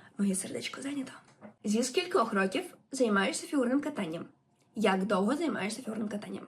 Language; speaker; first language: Ukrainian; non-native, local second language; Russian